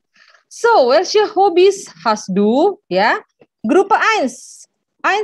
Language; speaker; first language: German; non-native, learner; Indonesian